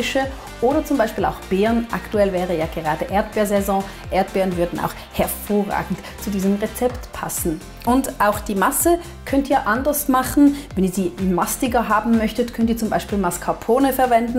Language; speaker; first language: German; native; German